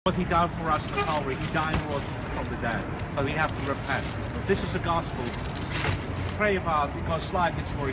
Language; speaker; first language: English; non-native, learner; Russian